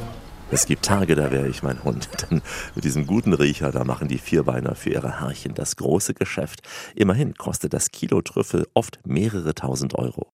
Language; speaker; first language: German; native; German